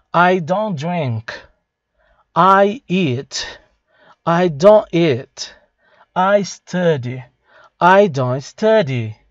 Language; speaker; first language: English; non-native, fluent; Portuguese